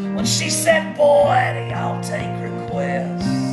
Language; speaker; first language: English; native; English